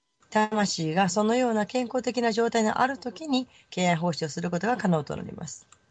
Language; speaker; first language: Japanese; native; Japanese